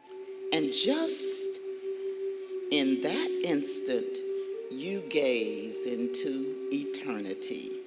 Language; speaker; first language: English; native; English